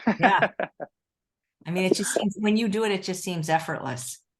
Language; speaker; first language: English; native; English